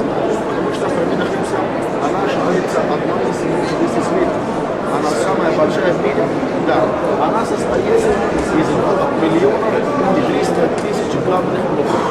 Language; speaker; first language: Russian; non-native, fluent; Arabic